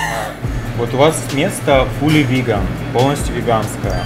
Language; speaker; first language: Russian; native; Russian